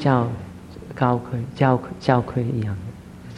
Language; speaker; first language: Chinese; early bilingual, heritage; Chinese